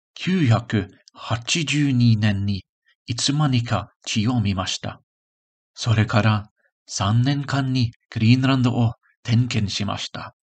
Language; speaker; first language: Japanese; non-native, learner; English